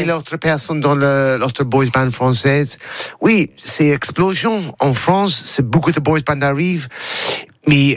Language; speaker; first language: French; non-native, learner; English